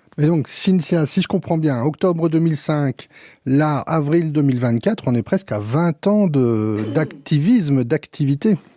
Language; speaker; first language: French; native; French